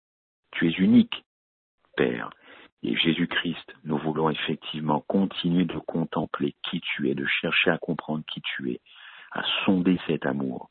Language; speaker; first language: French; native; French